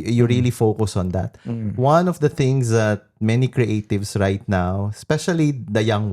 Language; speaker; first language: English; non-native, local second language; Filipino